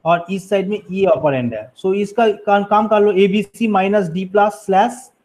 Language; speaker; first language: Hindi; non-native, local second language; Bangla